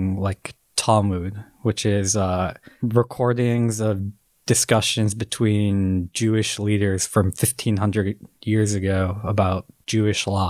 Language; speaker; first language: English; native; English